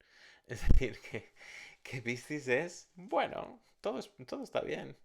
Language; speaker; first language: Spanish; native; Spanish